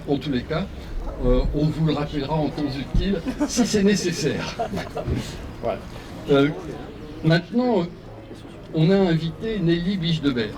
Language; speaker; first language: French; native; French